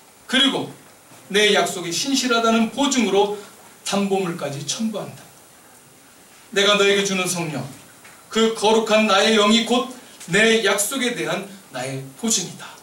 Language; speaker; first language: Korean; native; Korean